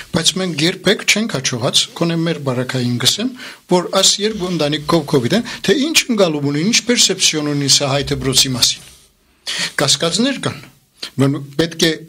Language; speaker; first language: Armenian; early bilingual, heritage; Armenian